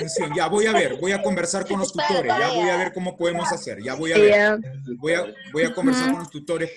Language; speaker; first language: Spanish; native; Spanish